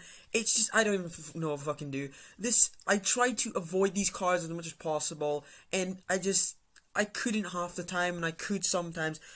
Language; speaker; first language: English; native; English